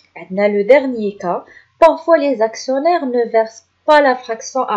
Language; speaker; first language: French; non-native, local second language; Arabic